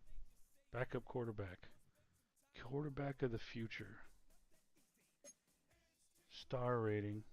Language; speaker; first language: English; native; English